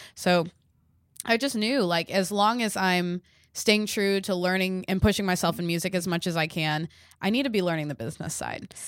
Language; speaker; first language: English; native; English